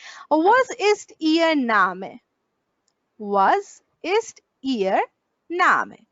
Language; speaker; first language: German; non-native, fluent; Bangla